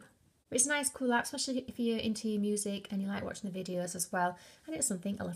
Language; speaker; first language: English; native; English